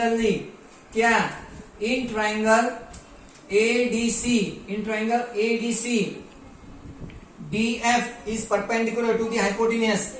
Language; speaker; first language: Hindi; non-native, local second language; Marathi